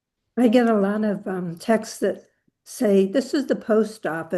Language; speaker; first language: English; native; English